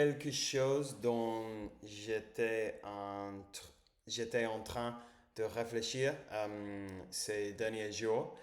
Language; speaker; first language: French; non-native, learner; English